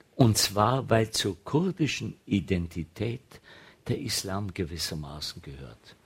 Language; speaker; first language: German; native; German